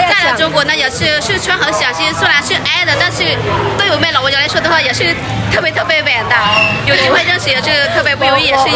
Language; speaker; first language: Chinese; non-native, fluent; Lao